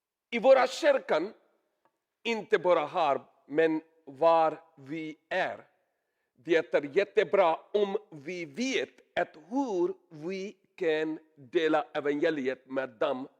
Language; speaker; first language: Swedish; non-native, learner; Urdu